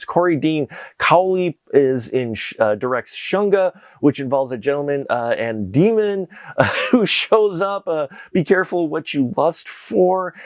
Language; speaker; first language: English; native; English